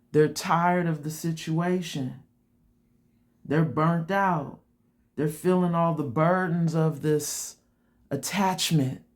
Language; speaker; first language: English; native; English